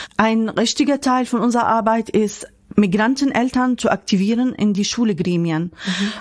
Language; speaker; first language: German; non-native, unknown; Arabic